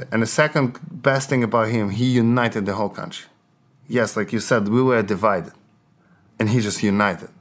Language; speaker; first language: English; non-native, fluent; Ukrainian